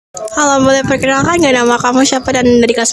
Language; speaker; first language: Indonesian; native; Indonesian